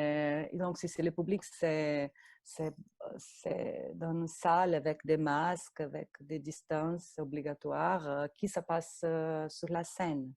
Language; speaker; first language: French; non-native, fluent; Portuguese